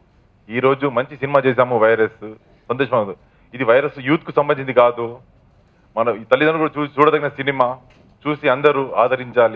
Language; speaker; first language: Telugu; native; Telugu